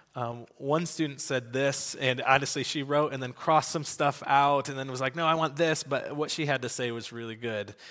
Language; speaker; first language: English; native; English